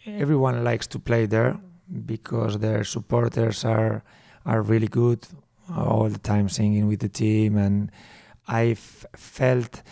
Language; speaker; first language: English; non-native, fluent; Spanish